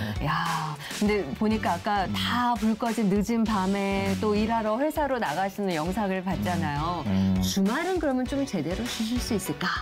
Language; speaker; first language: Korean; native; Korean